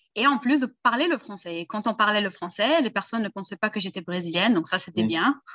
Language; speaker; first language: French; early bilingual, heritage; Portuguese